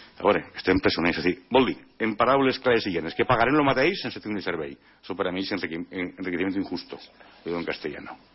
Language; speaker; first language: Catalan; non-native, local second language; Spanish